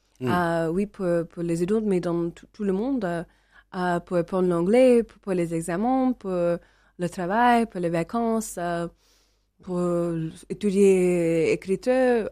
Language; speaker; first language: French; non-native, learner; English